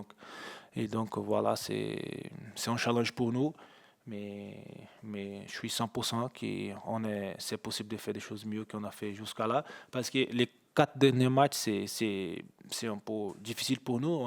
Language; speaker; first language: French; non-native, fluent; Portuguese